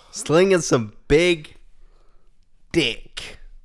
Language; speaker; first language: English; native; English